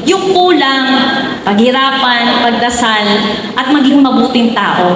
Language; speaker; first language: Filipino; native; Filipino